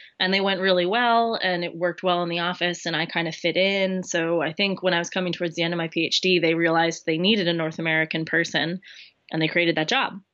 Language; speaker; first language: English; native; English